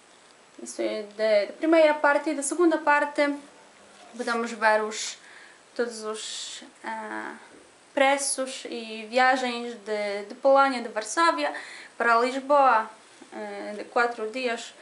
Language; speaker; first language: Portuguese; non-native, learner; Polish